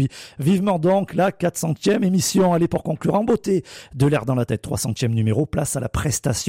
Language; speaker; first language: French; native; French